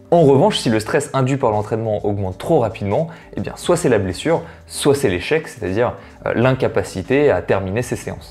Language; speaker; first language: French; native; French